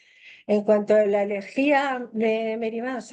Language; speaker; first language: Spanish; native; Spanish